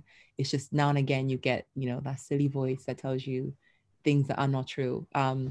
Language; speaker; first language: English; native; English